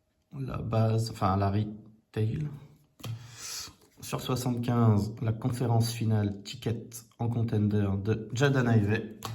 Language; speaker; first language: French; native; French